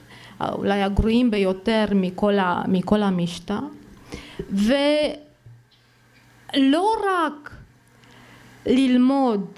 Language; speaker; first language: Hebrew; non-native, fluent; Romanian